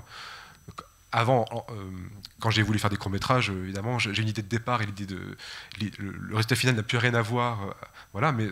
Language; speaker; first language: French; native; French